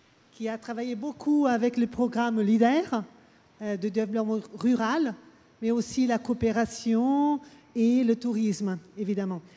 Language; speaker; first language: French; non-native, fluent; Portuguese